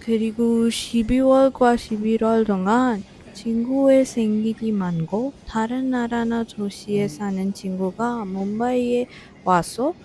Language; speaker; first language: Korean; non-native, fluent; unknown